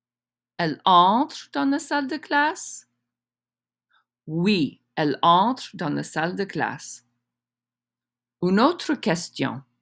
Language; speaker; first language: French; non-native, fluent; English